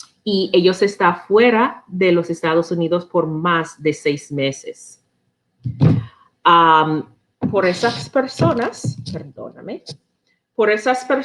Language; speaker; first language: Spanish; non-native, learner; English